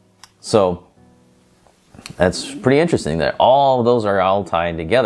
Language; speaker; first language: English; native; English